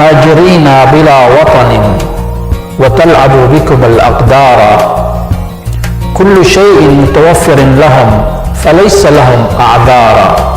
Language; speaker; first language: Arabic; native; Arabic